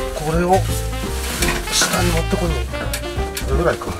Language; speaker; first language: Japanese; native; Japanese